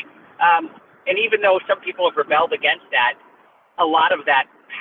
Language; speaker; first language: English; native; English